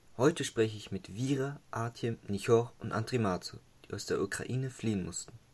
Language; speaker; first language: German; native; German